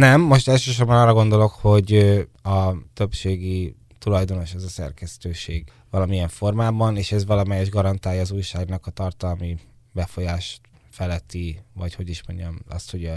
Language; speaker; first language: Hungarian; native; Hungarian